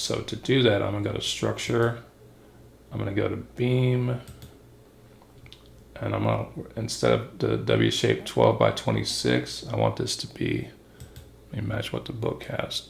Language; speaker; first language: English; native; English